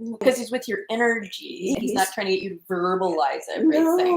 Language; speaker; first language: English; native; English